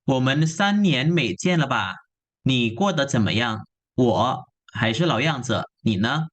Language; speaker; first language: Chinese; non-native, fluent; Indonesian